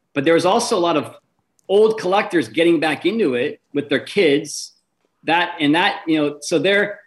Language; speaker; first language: English; native; English